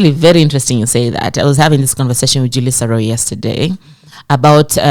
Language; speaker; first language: English; non-native, local second language; Swahili